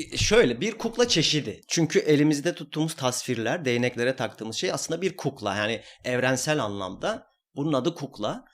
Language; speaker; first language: Turkish; non-native, local second language; Kurdish